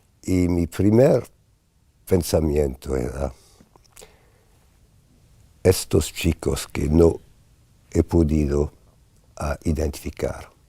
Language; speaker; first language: Spanish; non-native, fluent; English